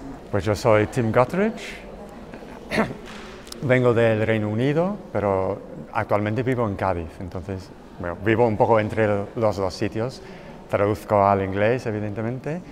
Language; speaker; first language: Spanish; non-native, fluent; English